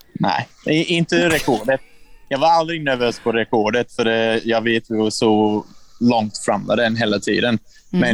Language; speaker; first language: Swedish; non-native, learner; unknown